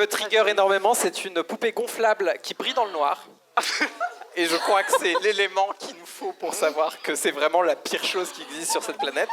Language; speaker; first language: French; native; French